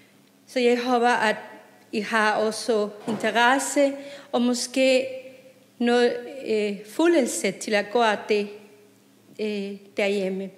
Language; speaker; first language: Danish; non-native, fluent; Spanish